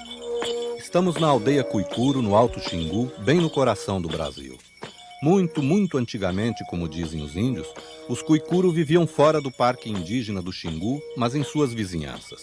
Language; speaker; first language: Portuguese; native; Portuguese